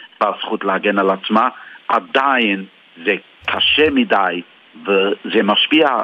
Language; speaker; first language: Hebrew; non-native, fluent; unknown